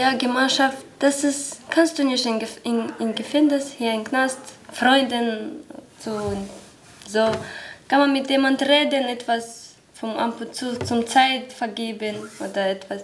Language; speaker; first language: German; non-native, learner; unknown